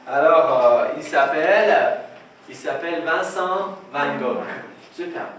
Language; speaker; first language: French; non-native, fluent; Persian